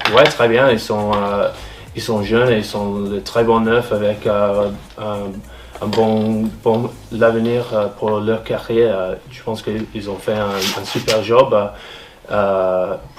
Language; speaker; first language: French; non-native, fluent; English